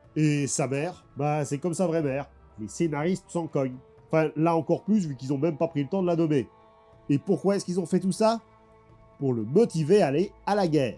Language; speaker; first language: French; native; French